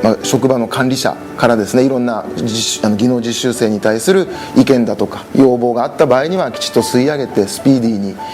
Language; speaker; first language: Japanese; native; Japanese